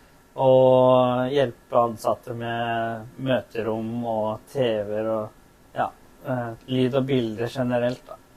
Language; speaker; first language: Norwegian; early bilingual, other home language; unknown